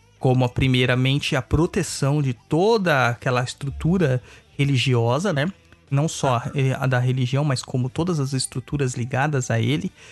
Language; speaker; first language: Portuguese; native; Portuguese